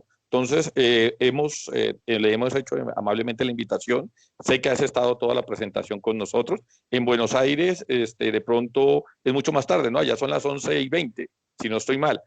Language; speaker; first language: Spanish; native; Spanish